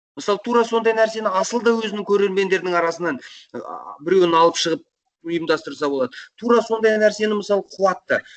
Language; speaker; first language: Kazakh; native; Kazakh